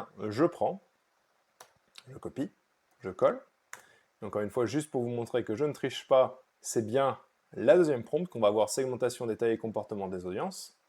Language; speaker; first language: French; native; French